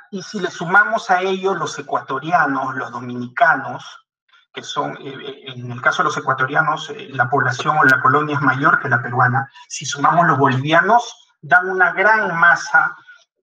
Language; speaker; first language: Spanish; native; Spanish